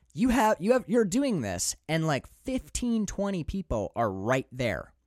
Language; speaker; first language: English; native; English